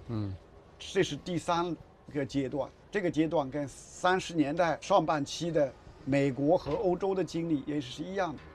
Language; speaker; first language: Chinese; native; Chinese